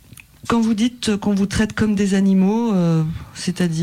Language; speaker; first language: French; native; French